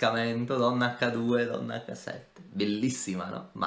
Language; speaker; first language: Italian; native; Italian